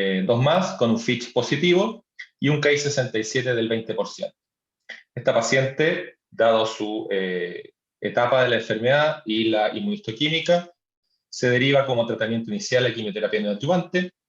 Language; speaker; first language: Spanish; native; Spanish